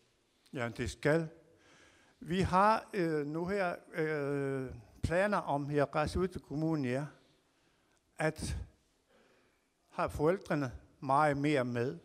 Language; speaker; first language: Danish; non-native, local second language; Kalaallisut